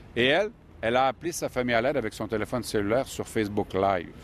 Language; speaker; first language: French; native; French